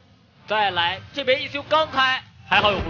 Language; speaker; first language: Chinese; native; Chinese